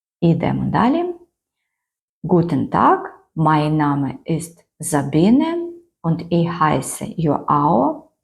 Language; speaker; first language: German; non-native, fluent; Ukrainian